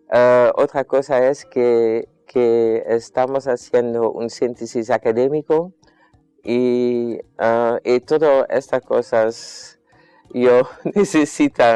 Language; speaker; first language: Spanish; non-native, fluent; Dutch